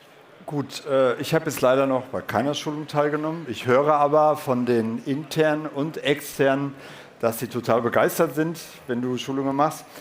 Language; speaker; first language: German; native; German